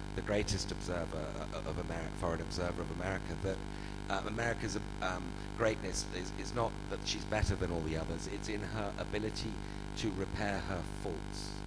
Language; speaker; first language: English; native; English